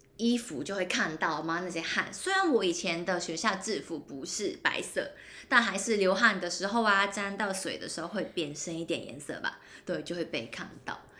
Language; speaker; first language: Chinese; non-native, local second language; Cantonese